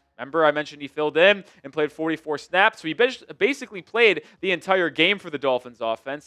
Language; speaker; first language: English; native; English